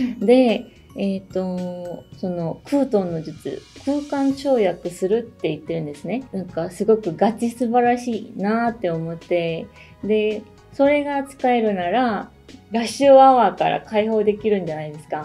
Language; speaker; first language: Japanese; native; Japanese